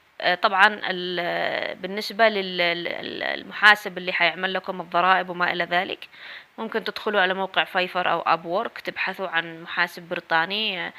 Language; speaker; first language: Arabic; native; Arabic